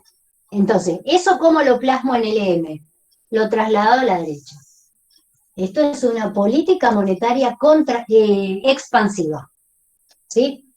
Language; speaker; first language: Spanish; native; Spanish